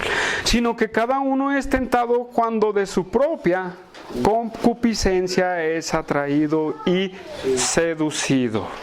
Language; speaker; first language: Spanish; native; Spanish